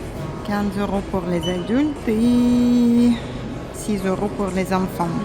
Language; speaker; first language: French; non-native, fluent; Russian